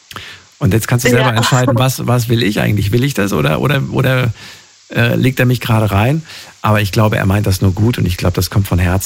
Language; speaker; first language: German; native; German